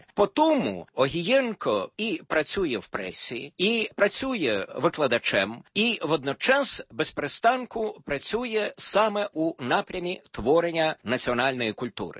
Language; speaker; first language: Ukrainian; native; Ukrainian